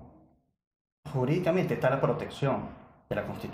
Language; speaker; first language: Spanish; native; Spanish